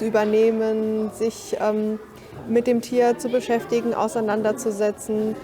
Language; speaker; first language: German; native; German